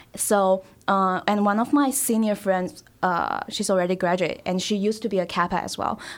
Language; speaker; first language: English; non-native, fluent; Chinese